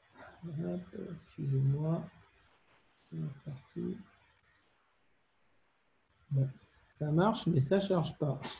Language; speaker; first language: French; native; French